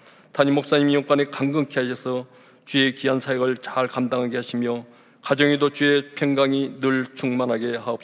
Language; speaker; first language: Korean; native; Korean